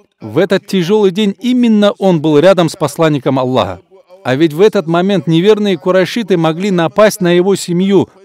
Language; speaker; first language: Russian; non-native, local second language; Avaric